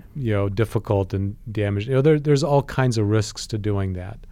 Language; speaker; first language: English; non-native, fluent; Polish